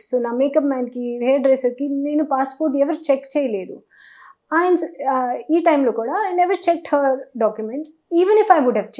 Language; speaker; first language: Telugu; non-native, learner; Hindi